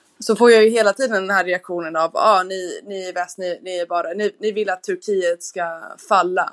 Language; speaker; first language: Swedish; non-native, fluent; English